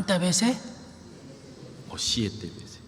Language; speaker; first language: Spanish; non-native, learner; Korean